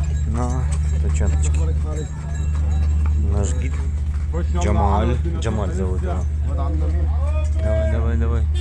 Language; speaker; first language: Russian; native; Russian